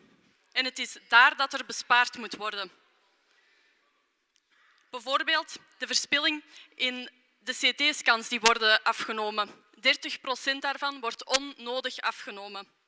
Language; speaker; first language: Dutch; native; Dutch